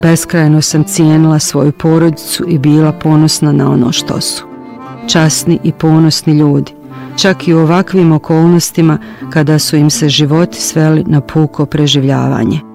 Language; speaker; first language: Bosnian; early bilingual, heritage; Bosnian